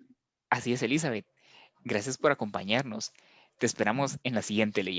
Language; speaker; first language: Spanish; native; Spanish